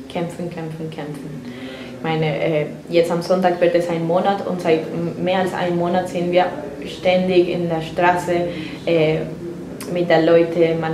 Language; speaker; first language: German; non-native, fluent; Spanish